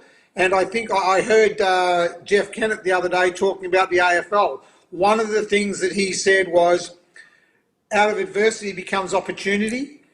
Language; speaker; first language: English; native; English